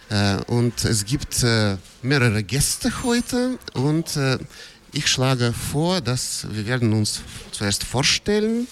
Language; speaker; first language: German; non-native, fluent; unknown